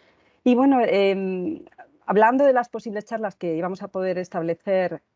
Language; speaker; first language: Spanish; native; Spanish